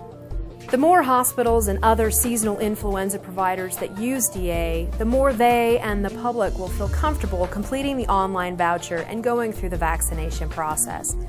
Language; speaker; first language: English; native; English